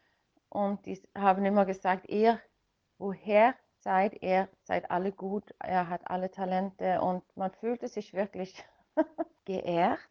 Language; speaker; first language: German; non-native, fluent; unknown